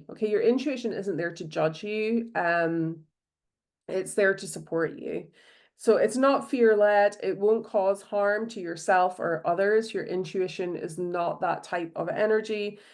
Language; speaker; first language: English; native; English